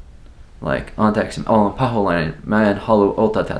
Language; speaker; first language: Finnish; non-native, learner; English